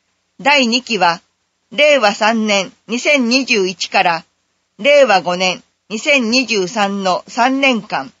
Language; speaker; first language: Japanese; native; Japanese